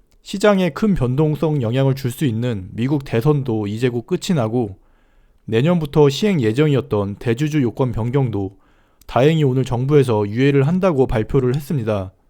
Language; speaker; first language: Korean; native; Korean